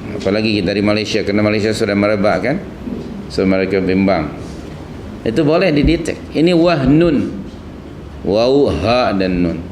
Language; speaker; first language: Malay; native; Malay